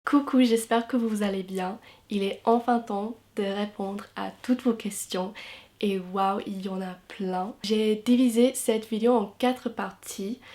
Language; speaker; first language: French; non-native, fluent; English